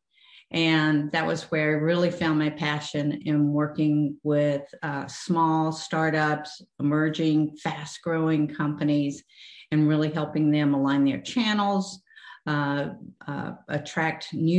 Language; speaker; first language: English; native; English